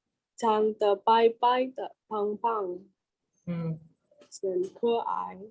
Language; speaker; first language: Chinese; non-native, learner; Indonesian